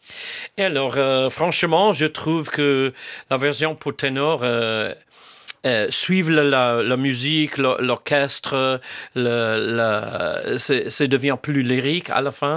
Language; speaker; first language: French; non-native, fluent; English